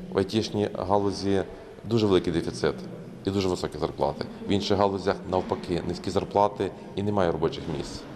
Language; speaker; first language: Ukrainian; native; Ukrainian